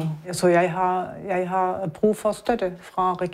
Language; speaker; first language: Danish; non-native, learner; German